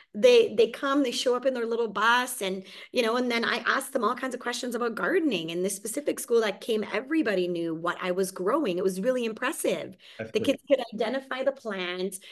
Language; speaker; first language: English; early bilingual, other home language; Hungarian